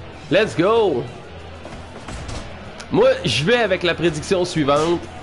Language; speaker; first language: French; native; French